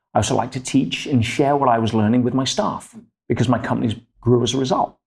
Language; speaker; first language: English; native; English